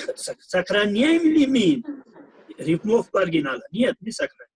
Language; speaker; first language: Russian; non-native, fluent; Hindi